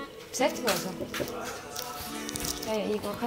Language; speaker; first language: Korean; non-native, learner; Greek